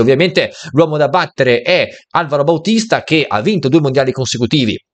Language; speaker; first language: Italian; native; Italian